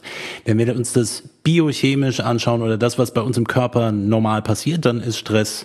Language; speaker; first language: German; native; German